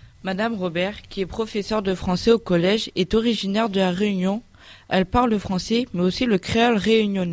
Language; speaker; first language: French; native; French